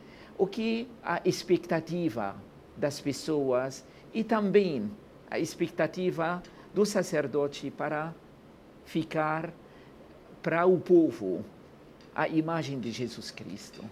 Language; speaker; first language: Portuguese; non-native, learner; Arabic